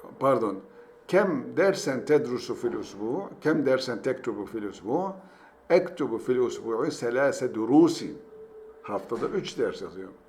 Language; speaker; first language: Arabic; non-native, fluent; Turkish